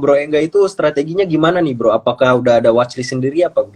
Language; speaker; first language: Indonesian; native; Indonesian